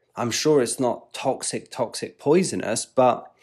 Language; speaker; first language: English; native; English